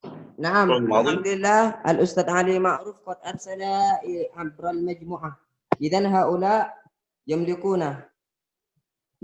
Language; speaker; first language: Arabic; non-native, fluent; Indonesian